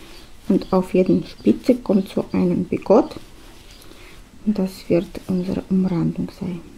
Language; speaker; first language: German; non-native, fluent; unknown